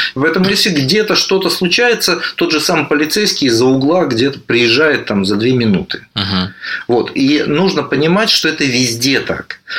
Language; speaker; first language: Russian; native; Russian